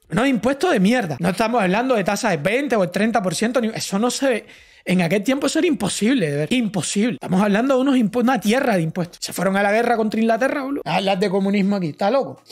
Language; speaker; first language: Spanish; native; Spanish